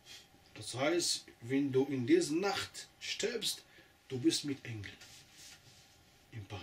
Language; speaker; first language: German; non-native, fluent; Arabic